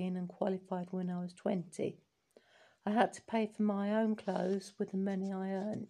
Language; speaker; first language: English; native; English